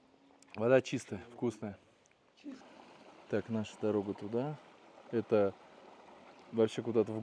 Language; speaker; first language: Russian; native; Russian